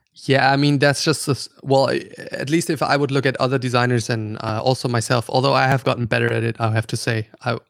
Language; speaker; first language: English; non-native, fluent; German